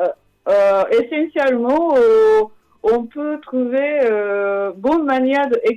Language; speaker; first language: French; non-native, fluent; Japanese